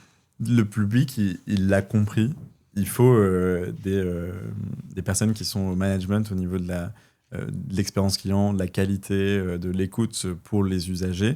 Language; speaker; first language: French; native; French